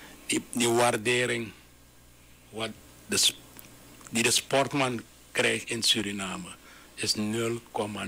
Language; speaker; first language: Dutch; non-native, local second language; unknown